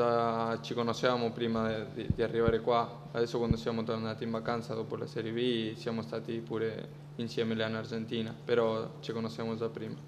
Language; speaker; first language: Italian; non-native, fluent; Spanish